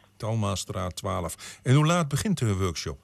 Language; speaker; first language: Dutch; native; Dutch